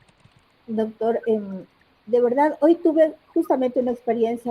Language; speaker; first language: Spanish; native; Spanish